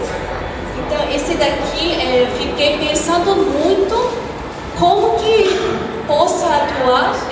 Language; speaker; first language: Portuguese; non-native, fluent; Japanese